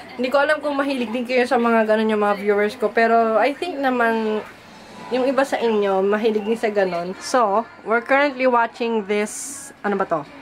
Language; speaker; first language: Filipino; early bilingual, heritage; Filipino